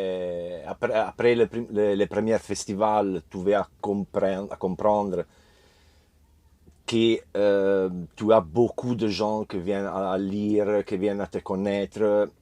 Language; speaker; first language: French; non-native, learner; Italian